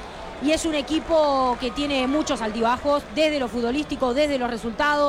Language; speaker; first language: Spanish; native; Spanish